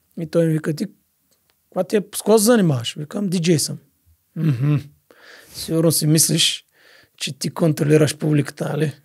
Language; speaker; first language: Bulgarian; native; Bulgarian